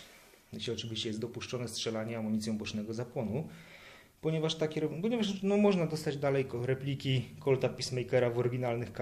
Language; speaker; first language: Polish; native; Polish